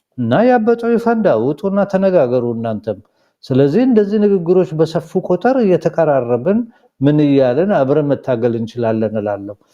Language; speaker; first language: Amharic; non-native, local second language; Somali